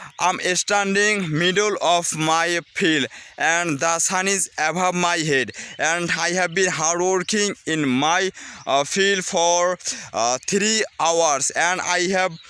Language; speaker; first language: English; non-native, learner; Bangla